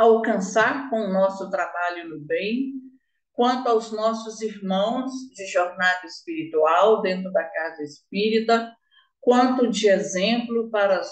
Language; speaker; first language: Portuguese; native; Portuguese